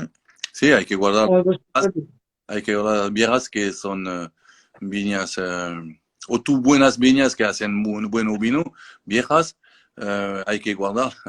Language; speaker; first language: Spanish; non-native, learner; French